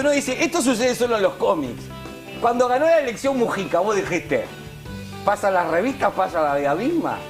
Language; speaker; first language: Spanish; native; Spanish